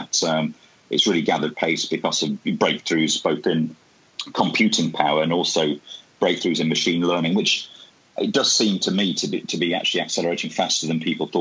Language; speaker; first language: English; native; English